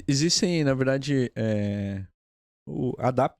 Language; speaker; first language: Portuguese; native; Portuguese